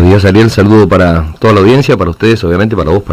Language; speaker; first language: Spanish; native; Spanish